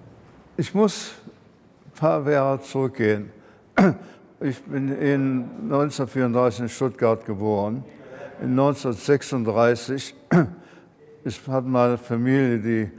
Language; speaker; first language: German; early bilingual, heritage; German